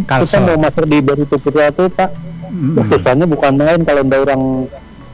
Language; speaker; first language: Indonesian; native; Indonesian